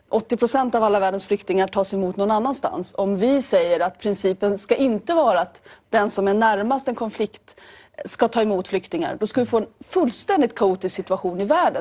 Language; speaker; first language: Swedish; native; Swedish